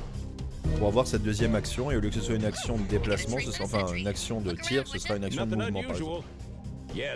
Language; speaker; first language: French; native; French